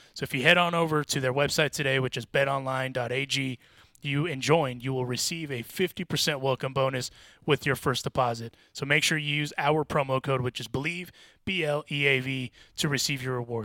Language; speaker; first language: English; early bilingual, other home language; Spanish